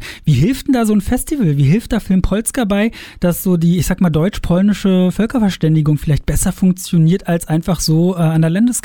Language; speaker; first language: German; native; German